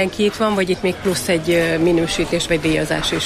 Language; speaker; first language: Hungarian; native; Hungarian